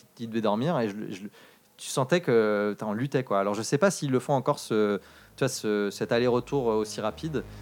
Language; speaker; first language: French; early bilingual, other home language; English